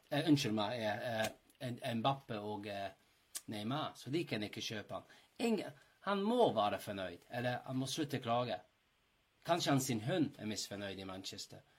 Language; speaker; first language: Norwegian; non-native, fluent; English